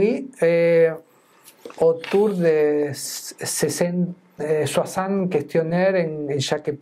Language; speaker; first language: French; non-native, fluent; Spanish